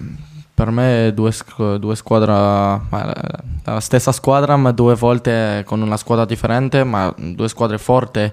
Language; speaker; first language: Italian; non-native, fluent; French